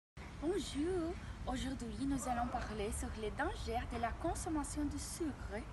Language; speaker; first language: French; non-native, learner; Portuguese